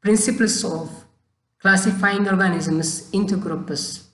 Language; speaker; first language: English; non-native, local second language; Amharic